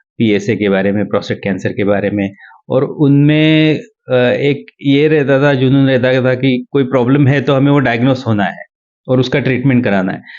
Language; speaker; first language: Hindi; non-native, local second language; Marathi